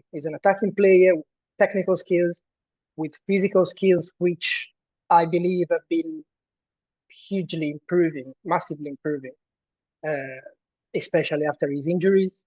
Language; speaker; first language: English; non-native, fluent; Italian